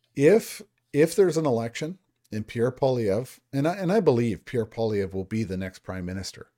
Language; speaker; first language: English; native; English